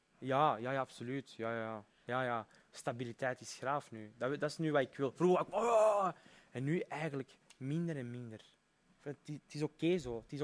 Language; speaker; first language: Dutch; early bilingual, other home language; Berber languages